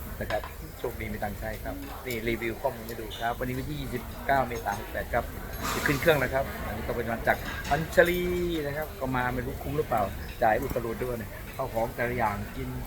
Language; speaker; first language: Thai; native; Thai